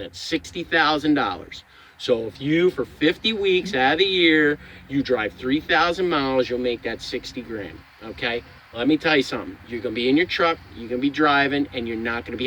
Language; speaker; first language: English; native; English